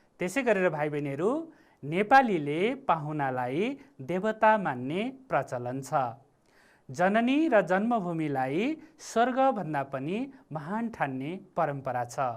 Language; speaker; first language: Nepali; native; Nepali